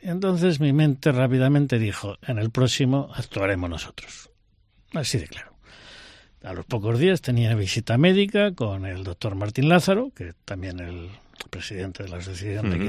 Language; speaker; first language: Spanish; native; Spanish